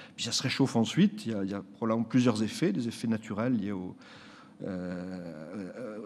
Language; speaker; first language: French; native; French